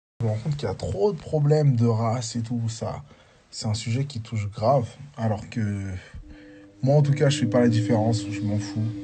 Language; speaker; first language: French; native; French